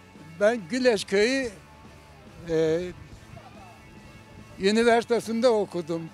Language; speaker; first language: Turkish; non-native, local second language; Zaza